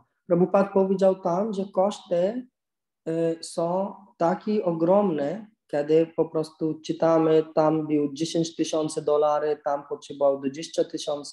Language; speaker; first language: Polish; non-native, learner; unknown